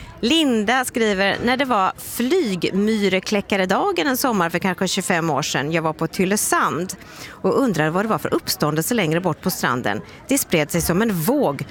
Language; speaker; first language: Swedish; native; Swedish